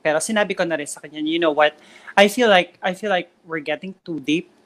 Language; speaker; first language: English; non-native, local second language; Filipino